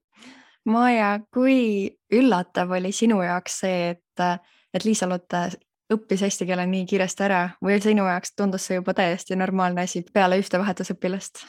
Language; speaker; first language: Estonian; native; Estonian